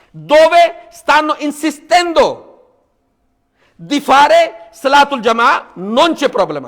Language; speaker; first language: Italian; non-native, fluent; Urdu